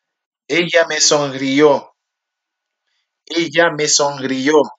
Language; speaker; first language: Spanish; non-native, learner; Haitian Creole